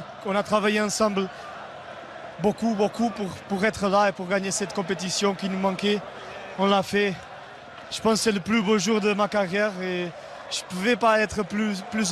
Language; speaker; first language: French; non-native, fluent; Portuguese